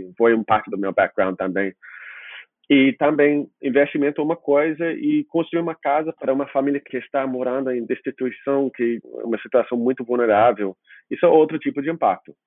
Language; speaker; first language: Portuguese; non-native, fluent; English